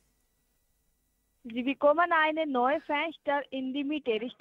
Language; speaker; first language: German; non-native, learner; Hindi